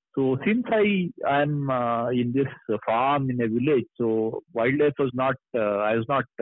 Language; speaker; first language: English; non-native, local second language; Kannada